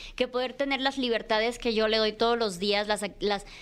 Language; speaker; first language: Spanish; native; Spanish